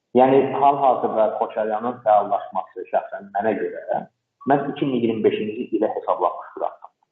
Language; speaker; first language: Azerbaijani; non-native, local second language; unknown